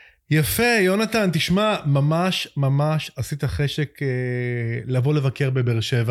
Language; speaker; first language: Hebrew; native; Hebrew